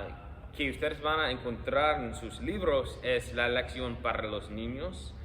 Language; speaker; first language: Spanish; non-native, fluent; English